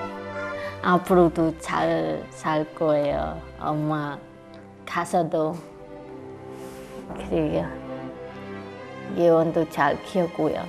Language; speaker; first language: Korean; non-native, fluent; Khmer